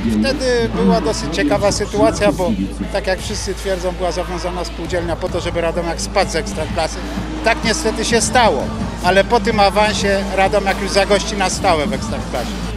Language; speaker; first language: Polish; native; Polish